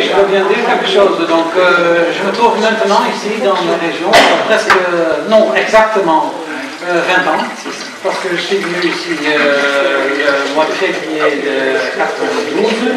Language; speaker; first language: French; non-native, fluent; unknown